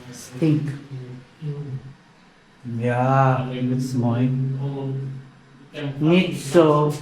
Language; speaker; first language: Dutch; non-native, learner; Filipino